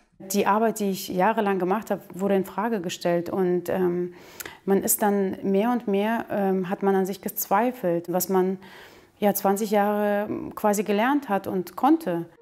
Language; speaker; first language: German; early bilingual, other home language; Russian